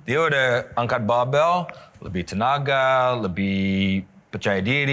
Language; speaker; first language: Indonesian; non-native, learner; English